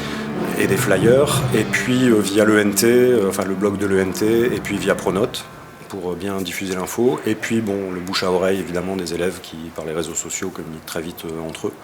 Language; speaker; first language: French; native; French